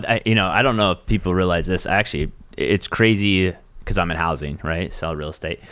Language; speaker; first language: English; native; English